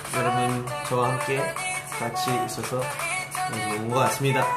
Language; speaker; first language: Korean; early bilingual, heritage; Korean